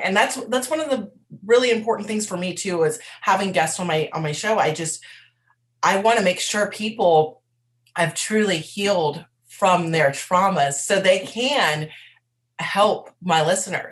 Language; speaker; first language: English; native; English